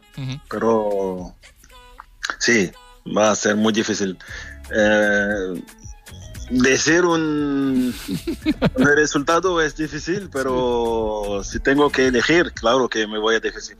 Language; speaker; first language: Spanish; non-native, fluent; French